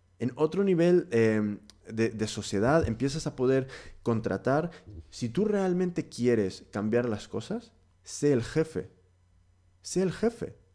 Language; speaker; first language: Spanish; early bilingual, heritage; Spanish